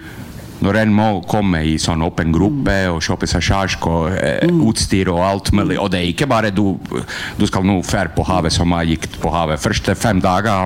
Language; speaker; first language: Norwegian; non-native, learner; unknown